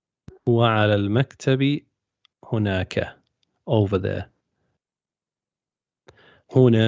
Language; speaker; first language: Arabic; non-native, fluent; English